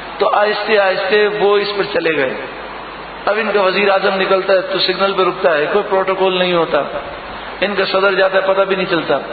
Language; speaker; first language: Urdu; native; Urdu